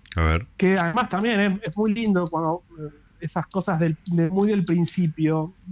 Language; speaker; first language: Spanish; native; Spanish